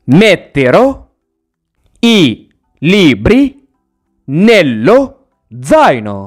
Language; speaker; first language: Italian; non-native, learner; Arabic